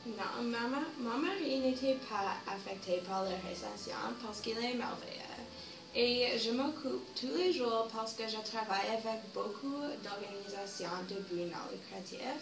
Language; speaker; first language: French; non-native, learner; English